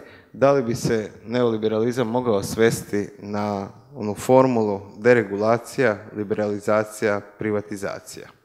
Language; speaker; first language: Croatian; native; Croatian